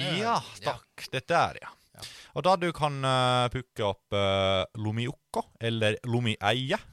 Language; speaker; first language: Norwegian; non-native, fluent; Finnish